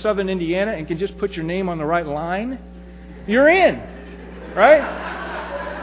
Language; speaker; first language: English; native; English